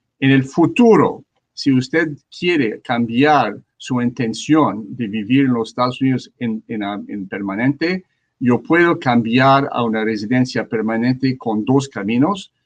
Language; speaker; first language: Spanish; non-native, learner; French